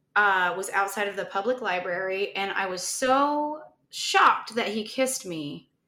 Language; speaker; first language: English; native; English